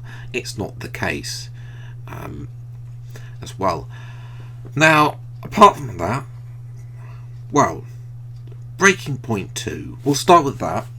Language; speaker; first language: English; native; English